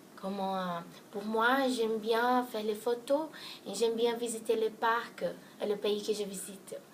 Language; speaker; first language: French; non-native, learner; Portuguese